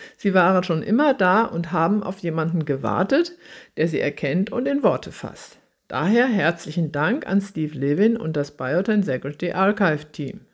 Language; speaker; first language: German; native; German